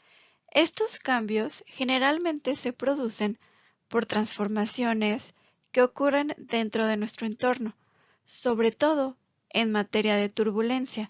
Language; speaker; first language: Spanish; native; Spanish